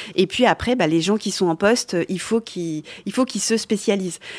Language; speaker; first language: French; native; French